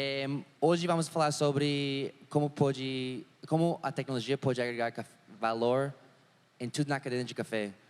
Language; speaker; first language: Portuguese; non-native, learner; English